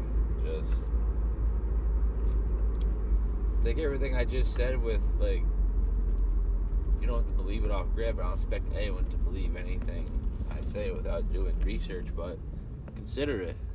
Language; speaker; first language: English; native; English